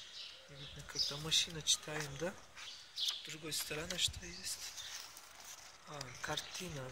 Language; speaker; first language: Russian; non-native, learner; Turkish